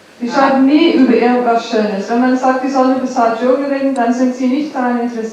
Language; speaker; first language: German; non-native, fluent; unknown